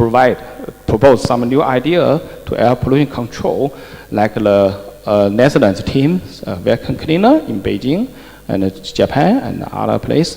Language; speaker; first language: English; non-native, fluent; Chinese